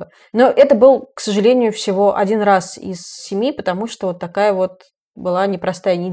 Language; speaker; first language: Russian; native; Russian